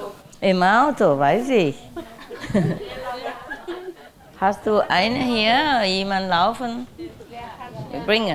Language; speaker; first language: German; non-native, learner; Vietnamese